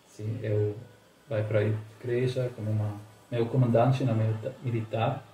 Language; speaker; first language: Portuguese; non-native, learner; German